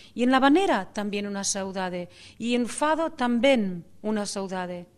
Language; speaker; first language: Spanish; non-native, local second language; Catalan